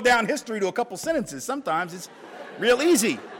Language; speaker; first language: English; native; English